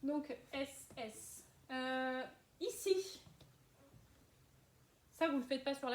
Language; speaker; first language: French; native; French